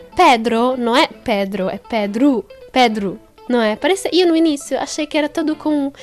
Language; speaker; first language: Portuguese; non-native, learner; Italian